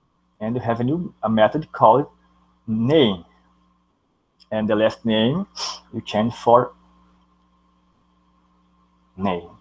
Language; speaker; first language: English; non-native, learner; Portuguese